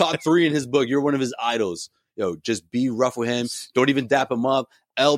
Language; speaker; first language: English; native; English